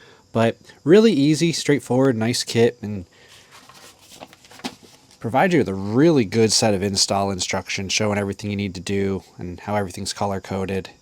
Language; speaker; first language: English; native; English